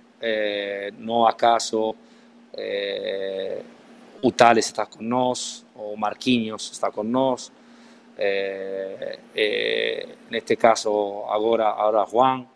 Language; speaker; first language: Portuguese; non-native, learner; Spanish